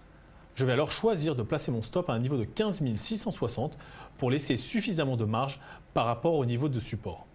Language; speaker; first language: French; native; French